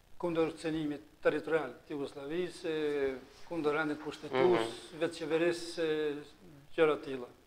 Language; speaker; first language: Albanian; native; Albanian